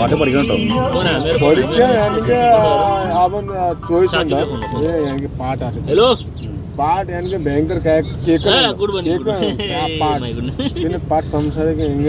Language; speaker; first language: Malayalam; non-native, learner; Nepali